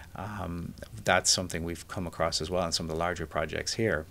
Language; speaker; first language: English; native; English